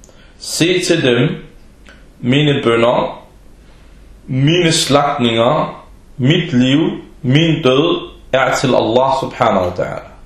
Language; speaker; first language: Danish; early bilingual, other home language; Arabic